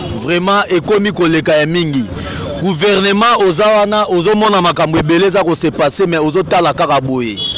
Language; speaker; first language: Lingala; native; Lingala